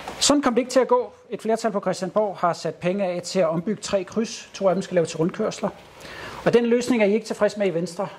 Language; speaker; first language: Danish; native; Danish